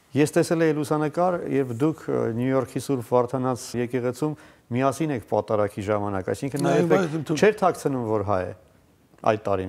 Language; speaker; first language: Armenian; native; Armenian